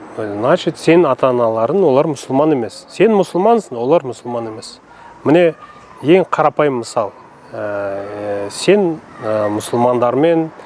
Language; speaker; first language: Kazakh; non-native, local second language; Russian